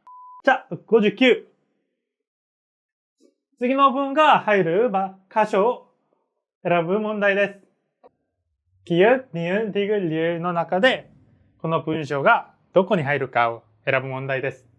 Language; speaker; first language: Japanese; non-native, fluent; Korean